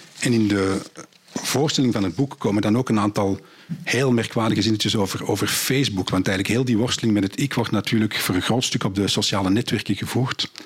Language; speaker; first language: Dutch; native; Dutch